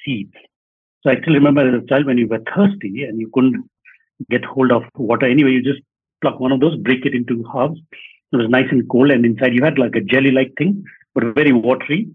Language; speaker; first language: English; non-native, local second language; Nepali